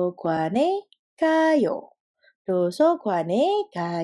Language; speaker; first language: Korean; non-native, fluent; Indonesian